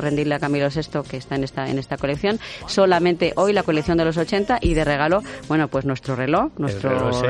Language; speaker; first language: Spanish; native; Spanish